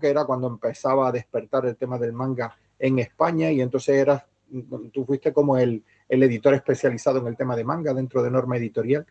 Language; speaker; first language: Spanish; native; Spanish